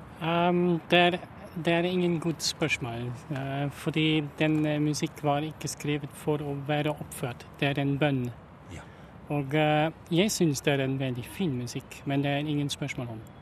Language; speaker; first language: Norwegian; non-native, learner; German